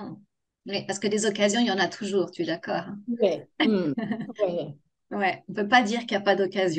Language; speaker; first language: French; native; French